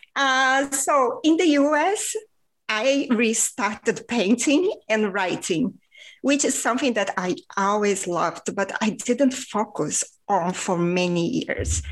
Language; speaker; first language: English; non-native, fluent; Portuguese